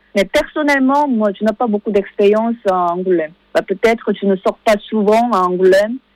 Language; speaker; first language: French; non-native, learner; Korean